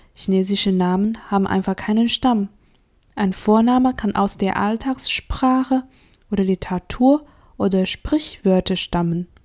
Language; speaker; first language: German; non-native, fluent; Chinese